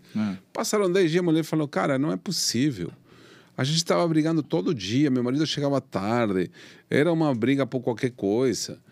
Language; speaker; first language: Portuguese; non-native, fluent; Spanish